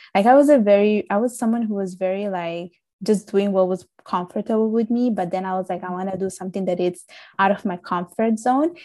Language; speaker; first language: English; early bilingual, other home language; Italian